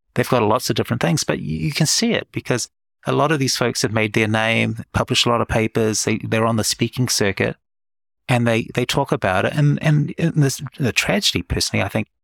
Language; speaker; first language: English; native; English